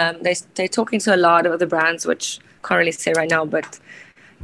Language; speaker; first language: English; native; English